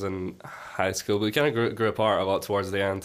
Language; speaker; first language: English; native; English